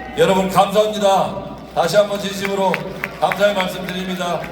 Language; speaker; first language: Korean; native; Korean